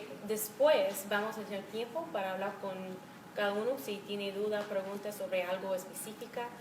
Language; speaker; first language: Spanish; non-native, fluent; English